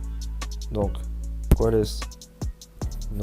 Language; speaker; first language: Spanish; non-native, fluent; French